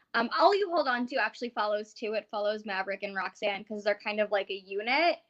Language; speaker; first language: English; native; English